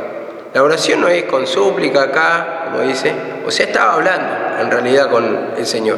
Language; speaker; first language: Spanish; native; Spanish